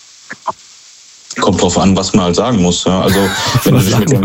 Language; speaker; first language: German; native; German